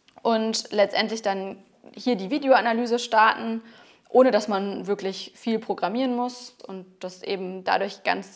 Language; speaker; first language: German; native; German